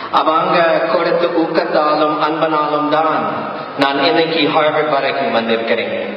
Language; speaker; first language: Tamil; non-native, fluent; English